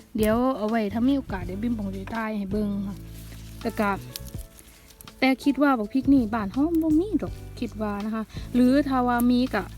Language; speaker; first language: Thai; non-native, local second language; Northeastern Thai